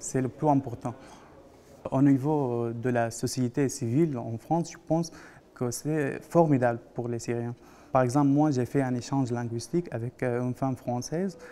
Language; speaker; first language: French; non-native, fluent; Arabic